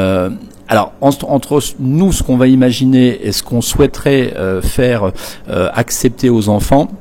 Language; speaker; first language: French; native; French